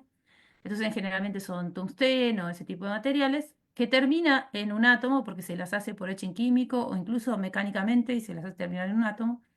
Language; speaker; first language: Spanish; native; Spanish